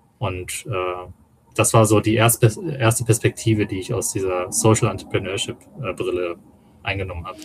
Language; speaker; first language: German; early bilingual, other home language; Tamil